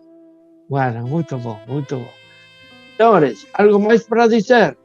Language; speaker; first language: Portuguese; non-native, fluent; Spanish